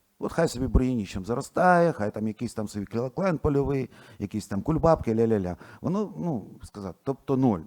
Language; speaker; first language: Ukrainian; non-native, local second language; Russian